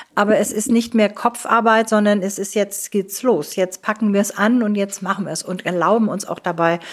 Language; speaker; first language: German; native; German